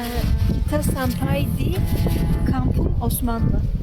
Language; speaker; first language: Indonesian; non-native, learner; Turkish